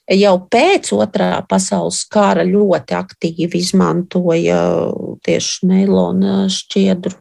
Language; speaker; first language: Latvian; native; Latvian